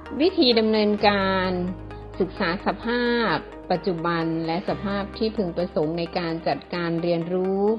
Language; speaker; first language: Thai; native; Thai